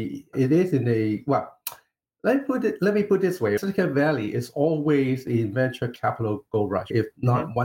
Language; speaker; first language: English; non-native, local second language; Cantonese